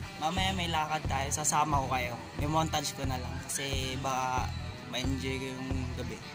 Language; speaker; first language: Filipino; native; Filipino